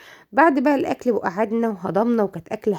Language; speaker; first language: Arabic; native; Arabic